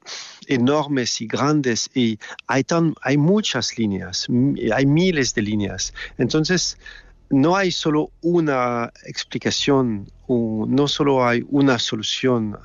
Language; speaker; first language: Spanish; non-native, learner; French